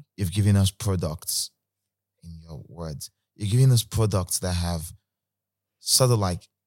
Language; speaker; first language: English; non-native, local second language; Igbo